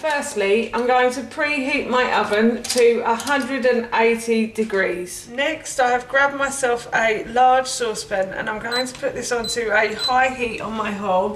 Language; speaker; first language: English; native; English